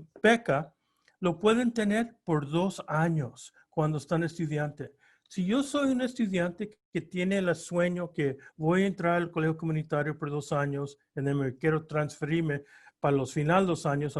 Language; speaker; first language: Spanish; early bilingual, heritage; Spanish